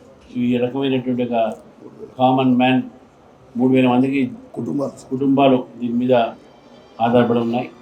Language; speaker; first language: Telugu; native; Telugu